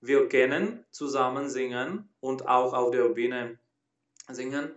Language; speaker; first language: German; non-native, learner; Czech